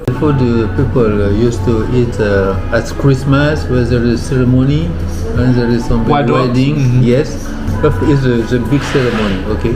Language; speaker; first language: English; non-native, fluent; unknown